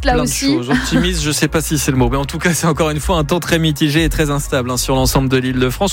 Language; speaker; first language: French; native; French